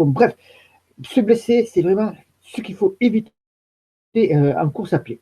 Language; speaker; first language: French; native; French